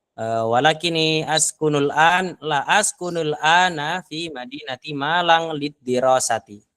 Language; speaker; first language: Arabic; non-native, fluent; Indonesian